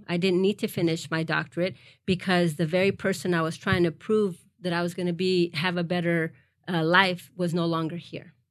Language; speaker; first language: English; early bilingual, other home language; Spanish